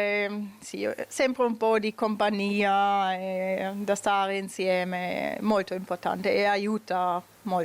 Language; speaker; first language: Italian; non-native, learner; German